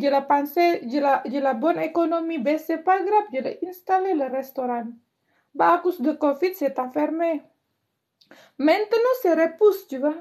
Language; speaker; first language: French; non-native, learner; Indonesian